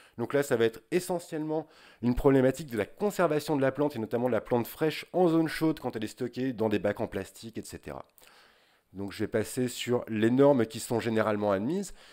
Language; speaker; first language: French; native; French